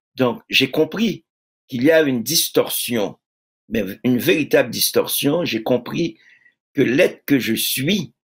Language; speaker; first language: French; native; French